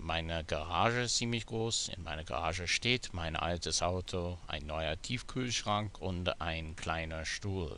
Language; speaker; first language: German; non-native, fluent; English